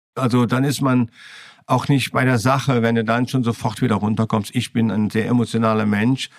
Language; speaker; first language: German; native; German